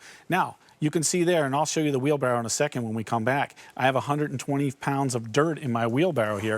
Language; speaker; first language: English; native; English